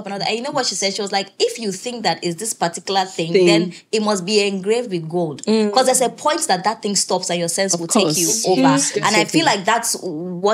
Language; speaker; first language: English; native; English